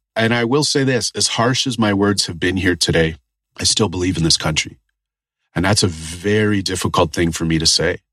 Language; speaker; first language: English; native; English